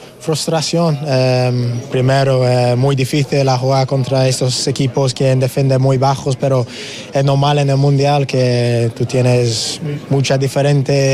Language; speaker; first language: Spanish; non-native, learner; English